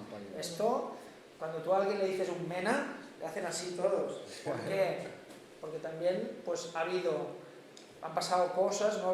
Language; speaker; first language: Spanish; native; Spanish